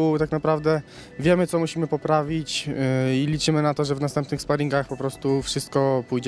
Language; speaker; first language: Polish; native; Polish